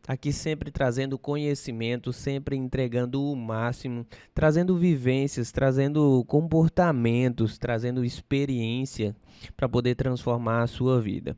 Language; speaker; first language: Portuguese; native; Portuguese